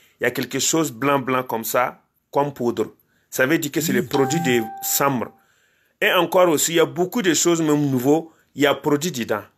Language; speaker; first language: French; non-native, local second language; Mossi